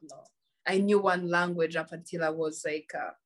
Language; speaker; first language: English; non-native, local second language; Kinyarwanda